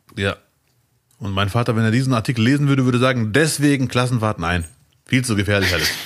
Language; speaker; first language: German; early bilingual, other home language; Arabic